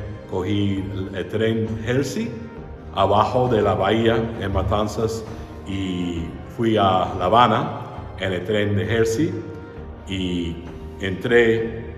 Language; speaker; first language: Spanish; non-native, fluent; English